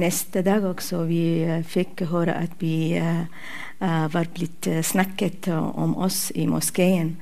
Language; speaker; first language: Norwegian; non-native, fluent; Arabic